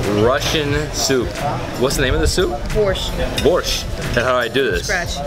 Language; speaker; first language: English; native; English